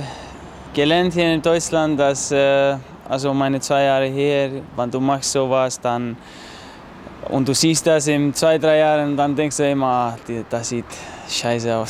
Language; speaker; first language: German; non-native, fluent; Icelandic